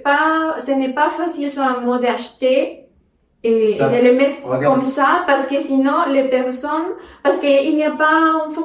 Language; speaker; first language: French; non-native, learner; Spanish